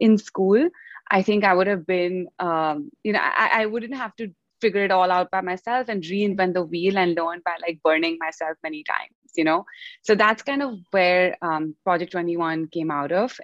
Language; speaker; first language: English; non-native, local second language; Hindi